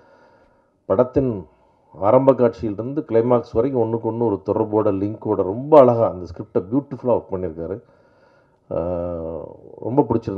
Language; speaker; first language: Tamil; native; Tamil